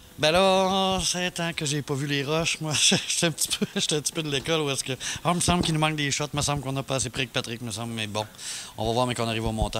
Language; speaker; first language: French; native; French